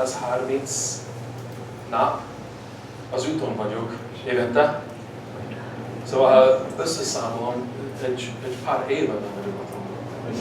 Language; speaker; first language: Hungarian; early bilingual, heritage; English